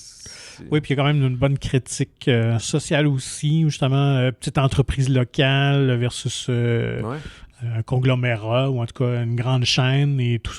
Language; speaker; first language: French; native; French